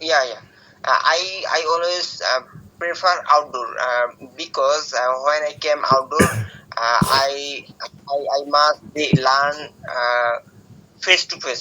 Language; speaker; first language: English; non-native, learner; Bangla